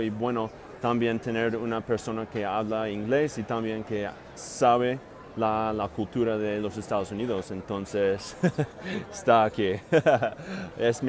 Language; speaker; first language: Spanish; non-native, fluent; English